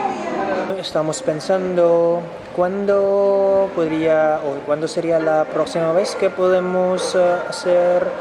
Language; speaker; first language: Spanish; non-native, fluent; Filipino